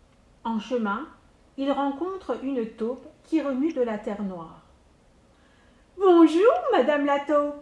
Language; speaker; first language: French; native; French